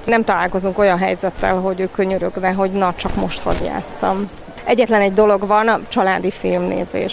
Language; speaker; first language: Hungarian; native; Hungarian